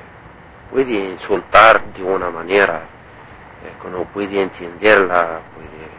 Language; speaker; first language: Spanish; non-native, learner; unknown